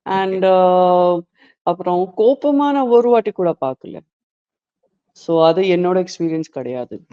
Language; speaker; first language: Tamil; non-native, learner; Gujarati